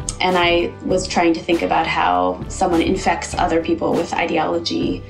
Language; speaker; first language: English; early bilingual, other home language; Ukrainian